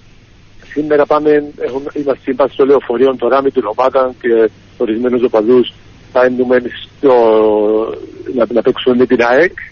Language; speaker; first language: Greek; early bilingual, heritage; Greek